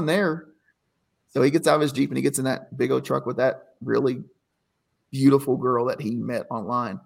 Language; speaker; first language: English; native; English